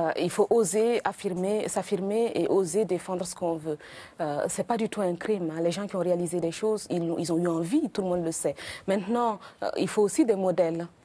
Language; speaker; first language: French; non-native, local second language; Mossi